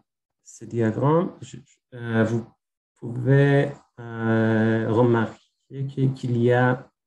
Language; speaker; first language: French; non-native, fluent; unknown